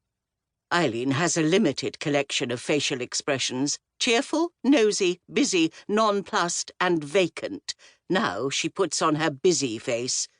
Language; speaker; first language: English; native; English